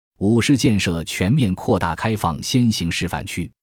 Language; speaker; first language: Chinese; native; Chinese